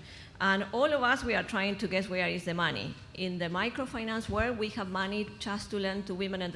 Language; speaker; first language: English; non-native, fluent; Spanish